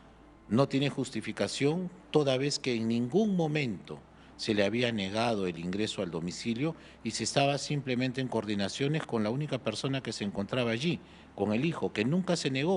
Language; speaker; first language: Spanish; native; Spanish